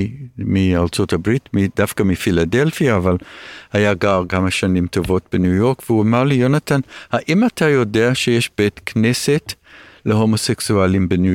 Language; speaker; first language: Hebrew; early bilingual, other home language; English